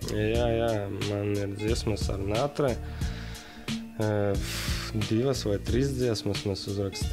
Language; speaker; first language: Latvian; non-native, local second language; Russian